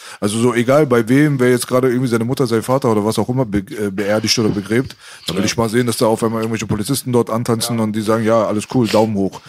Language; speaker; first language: German; early bilingual, other home language; Persian